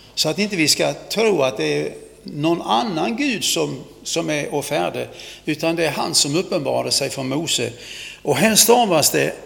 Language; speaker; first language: Swedish; native; Swedish